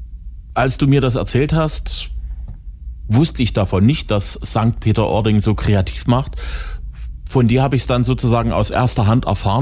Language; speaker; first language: German; native; German